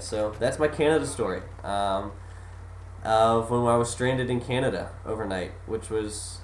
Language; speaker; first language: English; native; English